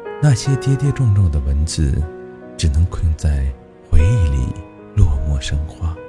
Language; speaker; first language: Chinese; native; Chinese